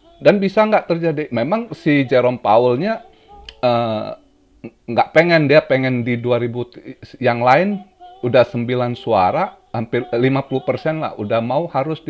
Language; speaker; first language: Indonesian; native; Indonesian